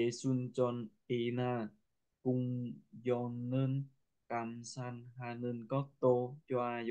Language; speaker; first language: Korean; non-native, learner; Vietnamese